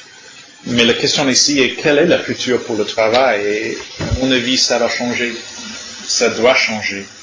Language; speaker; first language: French; non-native, learner; English